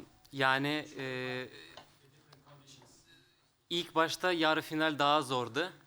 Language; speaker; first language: Turkish; early bilingual, other home language; Russian